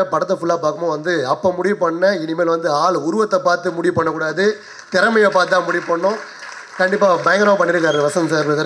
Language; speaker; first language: Tamil; native; Tamil